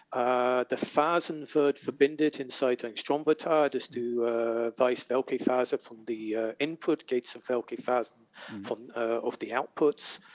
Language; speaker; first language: German; non-native, learner; English